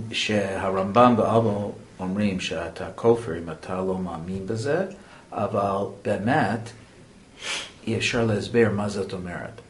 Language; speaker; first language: Hebrew; non-native, learner; English